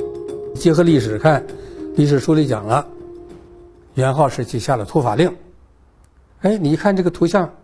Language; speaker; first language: Chinese; native; Chinese